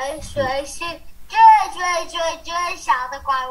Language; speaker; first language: Chinese; early bilingual, heritage; Chinese